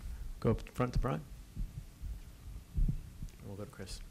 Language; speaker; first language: English; native; English